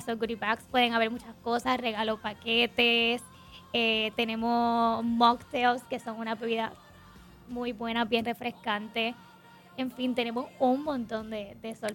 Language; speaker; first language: Spanish; native; Spanish